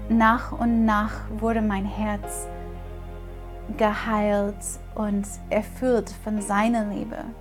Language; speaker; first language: German; non-native, fluent; English